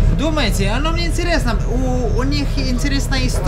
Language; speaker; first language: Russian; non-native, fluent; Italian